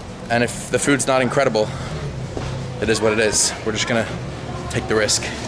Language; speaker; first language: English; native; English